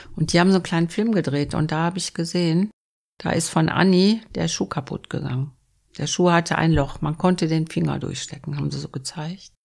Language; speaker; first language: German; native; German